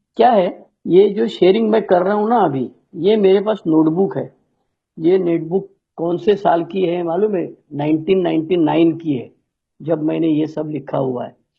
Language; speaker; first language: Hindi; non-native, local second language; Marathi